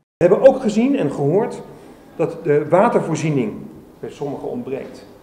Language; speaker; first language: Dutch; native; Dutch